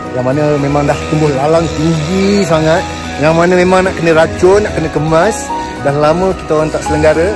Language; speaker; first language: Malay; native; Malay